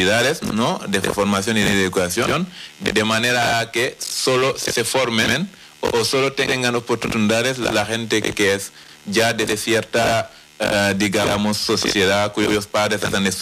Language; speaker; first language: Spanish; non-native, fluent; Wolof